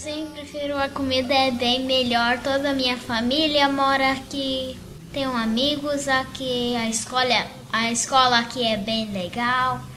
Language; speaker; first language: Portuguese; early bilingual, heritage; Portuguese